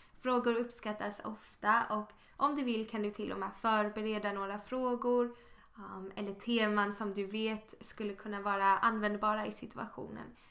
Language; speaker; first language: Swedish; native; Swedish